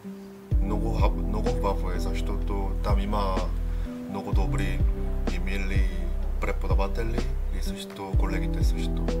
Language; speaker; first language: Bulgarian; non-native, learner; Korean